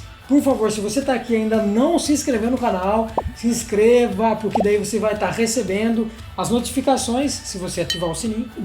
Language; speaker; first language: Portuguese; native; Portuguese